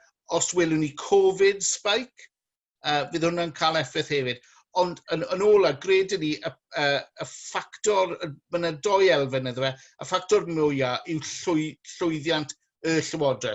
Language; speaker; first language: Welsh; native; Welsh